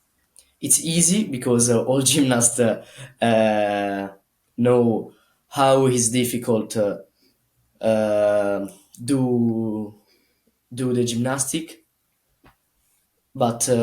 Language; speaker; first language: English; non-native, learner; Italian